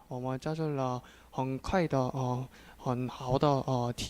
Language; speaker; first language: Chinese; non-native, learner; Korean